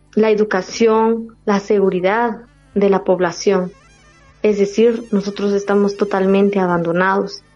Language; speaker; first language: Spanish; non-native, local second language; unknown